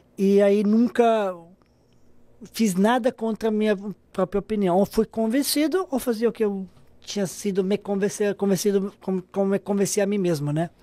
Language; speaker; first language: Portuguese; non-native, fluent; Serbian